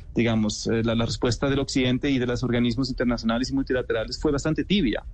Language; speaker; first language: Spanish; non-native, fluent; German